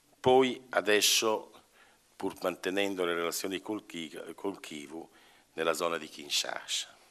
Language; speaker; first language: Italian; native; Italian